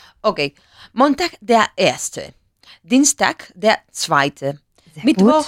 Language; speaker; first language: German; non-native, learner; Spanish